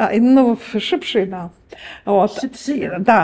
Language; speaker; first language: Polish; non-native, learner; Ukrainian